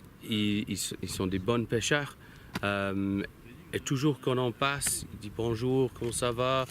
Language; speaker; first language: French; non-native, learner; English